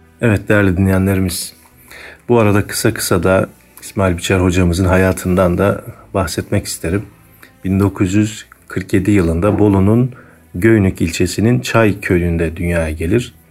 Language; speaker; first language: Turkish; native; Turkish